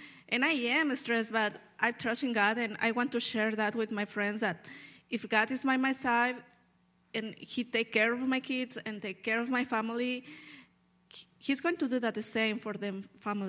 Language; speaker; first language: English; non-native, learner; Spanish